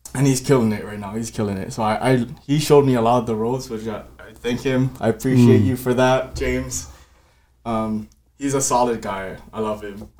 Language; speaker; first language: English; native; English